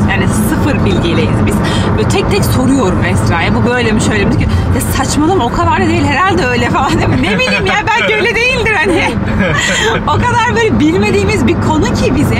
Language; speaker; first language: Turkish; native; Turkish